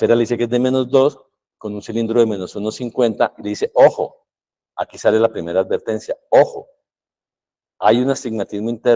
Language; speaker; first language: Spanish; native; Spanish